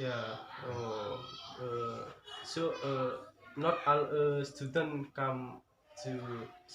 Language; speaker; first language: English; non-native, learner; Indonesian